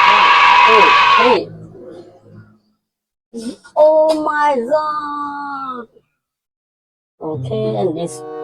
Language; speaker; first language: English; non-native, learner; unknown